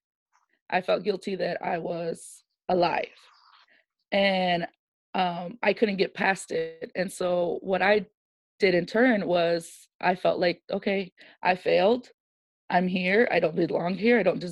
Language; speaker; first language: English; native; English